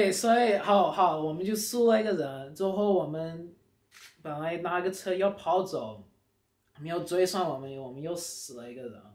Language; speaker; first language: Chinese; early bilingual, heritage; Chinese